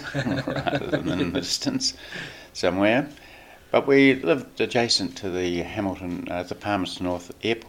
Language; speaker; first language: English; native; English